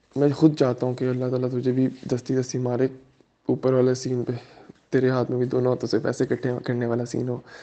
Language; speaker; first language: Urdu; native; Urdu